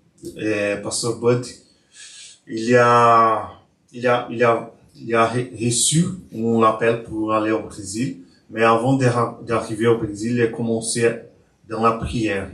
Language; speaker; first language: French; non-native, learner; Portuguese